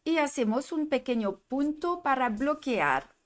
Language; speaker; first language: Spanish; non-native, learner; French